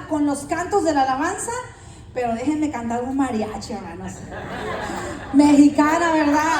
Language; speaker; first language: Spanish; native; Spanish